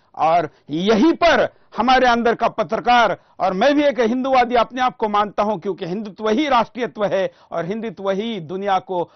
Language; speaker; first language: Hindi; non-native, local second language; Marathi